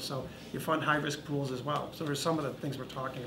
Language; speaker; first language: English; native; English